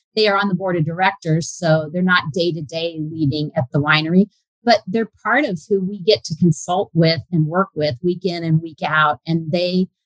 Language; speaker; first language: English; native; English